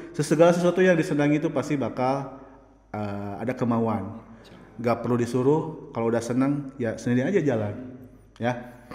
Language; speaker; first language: Indonesian; native; Indonesian